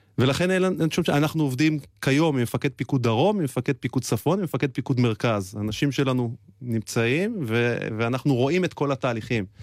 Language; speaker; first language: Hebrew; native; Hebrew